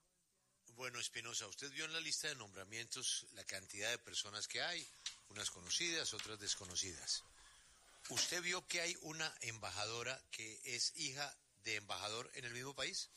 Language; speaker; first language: Spanish; native; Spanish